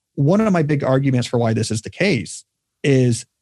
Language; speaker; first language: English; native; English